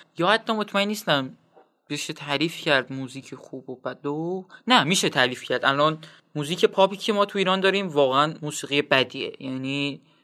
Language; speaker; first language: Persian; non-native, local second language; Azerbaijani